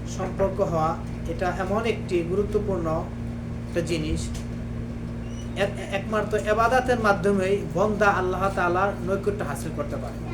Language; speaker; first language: Bangla; native; Bangla